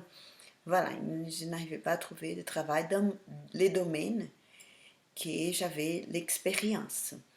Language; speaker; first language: French; non-native, fluent; Portuguese